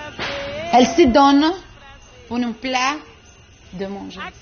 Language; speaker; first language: French; non-native, learner; Portuguese